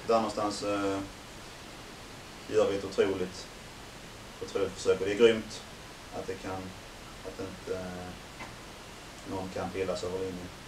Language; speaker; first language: Swedish; native; Swedish